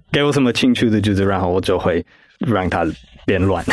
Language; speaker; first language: Chinese; non-native, fluent; English